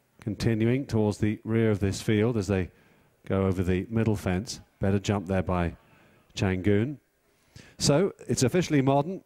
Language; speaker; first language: English; native; English